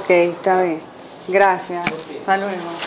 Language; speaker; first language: Portuguese; non-native, learner; Spanish